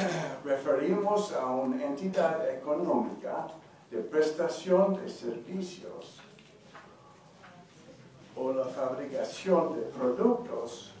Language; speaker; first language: Spanish; non-native, learner; English